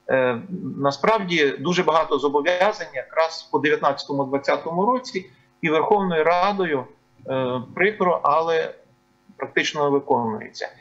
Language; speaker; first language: Ukrainian; native; Ukrainian